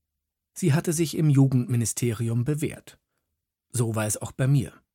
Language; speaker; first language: German; native; German